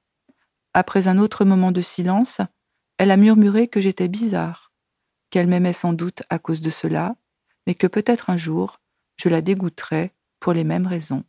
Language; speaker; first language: French; native; French